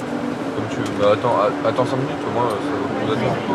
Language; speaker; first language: French; native; French